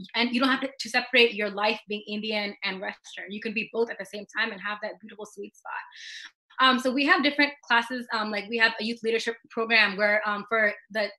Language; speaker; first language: English; native; English